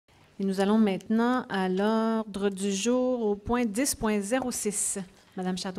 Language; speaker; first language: French; native; French